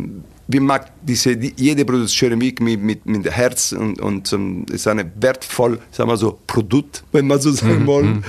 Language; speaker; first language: German; non-native, fluent; Italian